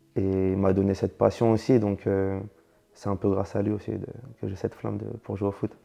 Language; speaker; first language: French; native; French